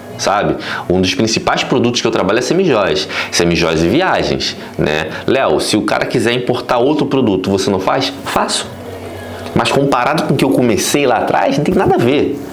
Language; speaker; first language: Portuguese; native; Portuguese